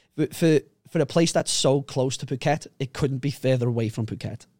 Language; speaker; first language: English; native; English